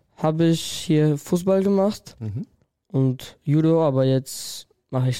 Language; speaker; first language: German; non-native, learner; Russian